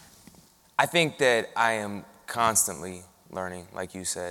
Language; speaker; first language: English; native; English